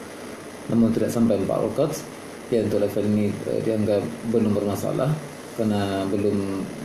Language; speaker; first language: Indonesian; native; Indonesian